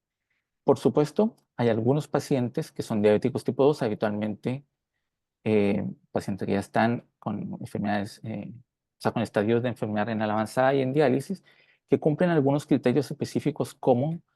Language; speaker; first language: Spanish; native; Spanish